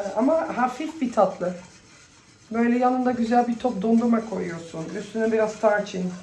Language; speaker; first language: Turkish; non-native, fluent; Dutch